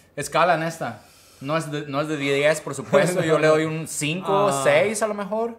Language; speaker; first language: Spanish; native; Spanish